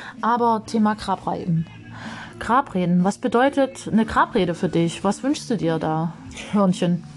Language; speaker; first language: German; native; German